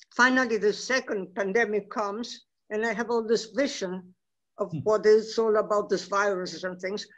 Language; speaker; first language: English; non-native, fluent; Spanish